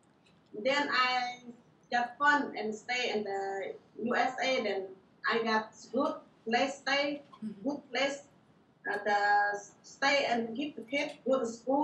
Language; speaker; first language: English; non-native, learner; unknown